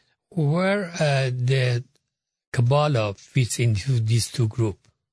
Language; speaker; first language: English; non-native, fluent; Persian